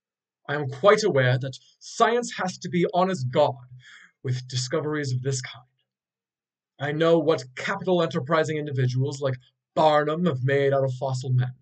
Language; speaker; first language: English; native; English